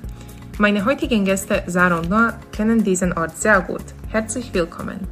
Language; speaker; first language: German; non-native, learner; Bosnian